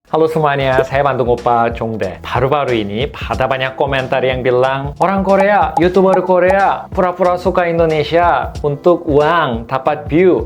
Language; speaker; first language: Indonesian; non-native, fluent; Korean